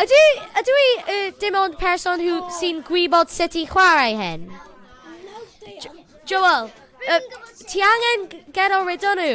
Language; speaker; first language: Welsh; non-native, local second language; English